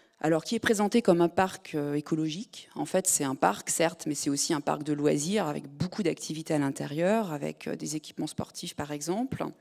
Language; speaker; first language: French; native; French